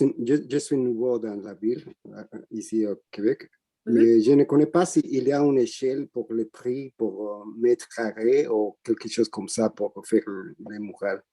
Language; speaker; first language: French; non-native, learner; Spanish